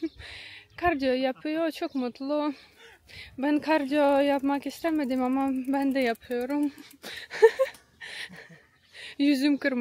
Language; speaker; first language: Turkish; non-native, learner; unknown